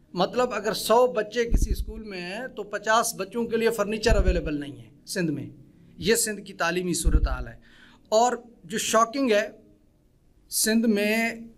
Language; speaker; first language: Urdu; non-native, local second language; Sindhi